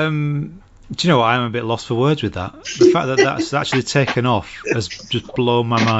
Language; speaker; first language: English; native; English